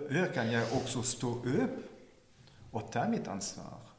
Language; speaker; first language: Swedish; non-native, fluent; French